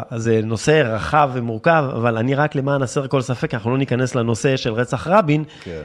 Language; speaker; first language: Hebrew; non-native, fluent; French